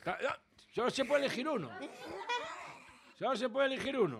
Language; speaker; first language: Spanish; native; Spanish